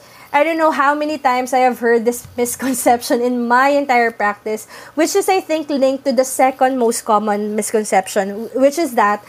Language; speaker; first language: English; non-native, local second language; Filipino